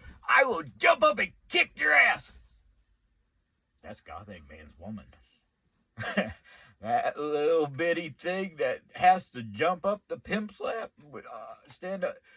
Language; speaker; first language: English; native; English